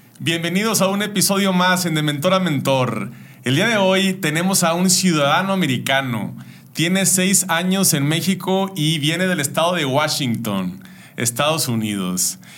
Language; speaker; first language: Spanish; native; Spanish